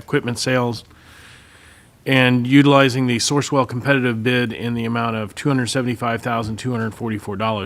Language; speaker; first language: English; native; English